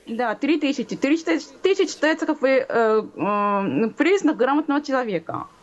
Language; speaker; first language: Russian; non-native, fluent; Japanese